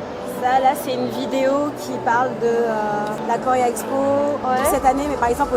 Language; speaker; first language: French; native; French